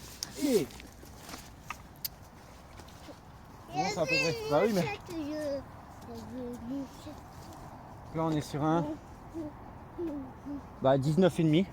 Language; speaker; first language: French; native; French